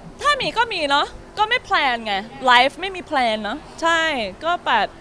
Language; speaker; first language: Thai; non-native, learner; English